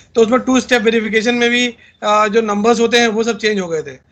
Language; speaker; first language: Hindi; native; Hindi